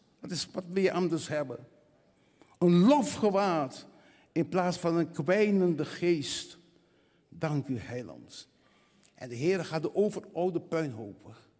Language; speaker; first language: Dutch; non-native, fluent; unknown